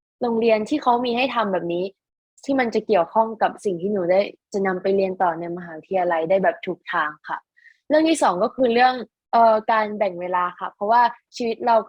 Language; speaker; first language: Thai; native; Thai